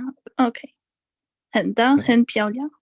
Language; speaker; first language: Chinese; non-native, learner; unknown